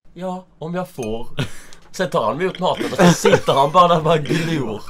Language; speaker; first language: Swedish; native; Swedish